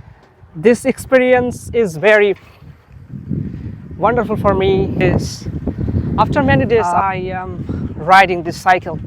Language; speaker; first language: English; non-native, learner; Bangla